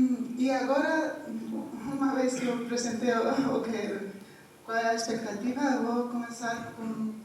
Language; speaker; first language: Portuguese; non-native, fluent; Spanish